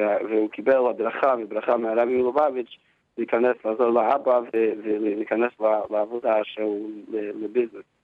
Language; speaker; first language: Hebrew; non-native, fluent; English